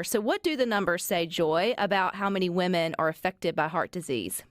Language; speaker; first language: English; native; English